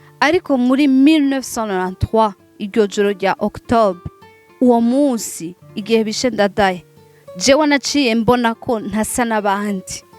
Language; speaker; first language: Rundi; non-native, local second language; Swahili